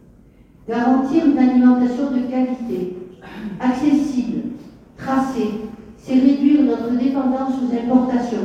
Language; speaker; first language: French; native; French